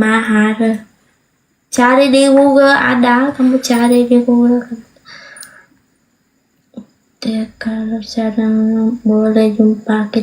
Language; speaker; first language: Indonesian; non-native, learner; Vietnamese